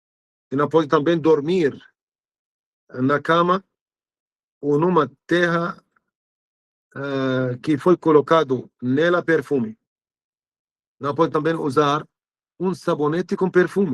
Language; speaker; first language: Portuguese; non-native, fluent; Arabic